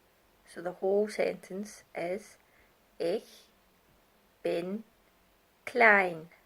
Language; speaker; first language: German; non-native, fluent; English